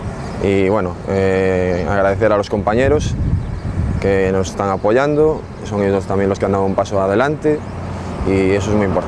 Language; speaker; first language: Spanish; native; Spanish